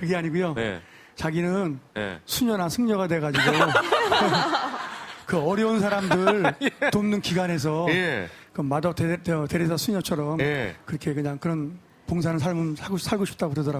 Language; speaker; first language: Korean; native; Korean